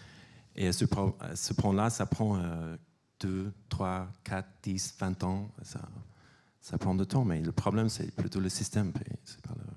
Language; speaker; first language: French; non-native, fluent; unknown